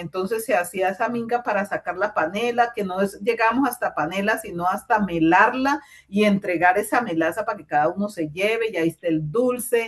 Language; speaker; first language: Spanish; native; Spanish